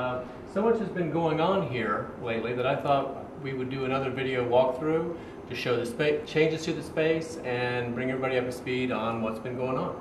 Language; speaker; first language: English; native; English